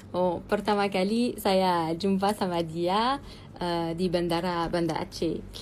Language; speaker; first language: Indonesian; non-native, learner; French